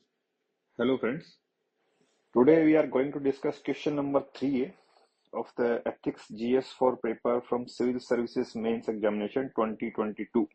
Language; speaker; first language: English; non-native, local second language; Hindi